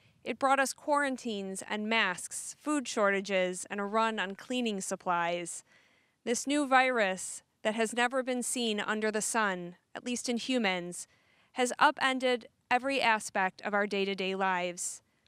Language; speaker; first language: English; native; English